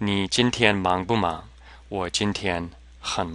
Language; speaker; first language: Chinese; non-native, fluent; English